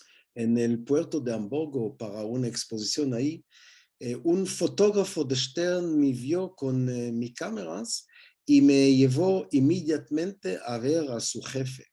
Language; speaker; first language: Spanish; non-native, learner; Hebrew